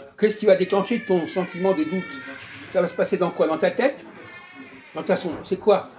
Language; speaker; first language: French; native; French